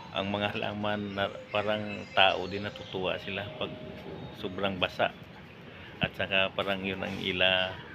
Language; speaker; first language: Filipino; non-native, local second language; Hiligaynon